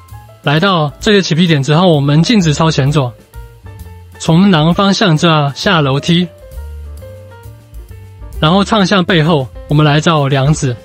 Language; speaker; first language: Chinese; native; Chinese